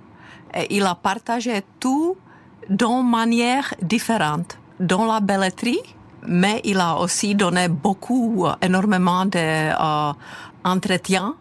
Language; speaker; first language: French; non-native, fluent; Czech